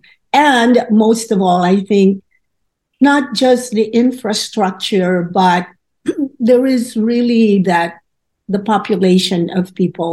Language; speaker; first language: English; non-native, local second language; Filipino